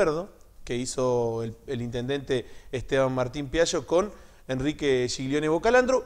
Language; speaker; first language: Spanish; native; Spanish